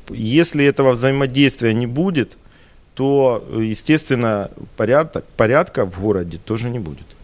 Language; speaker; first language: Russian; native; Russian